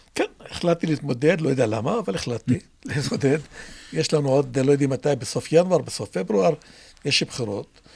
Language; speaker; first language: Hebrew; non-native, local second language; Arabic